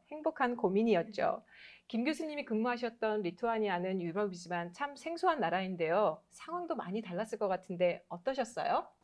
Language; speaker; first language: Korean; native; Korean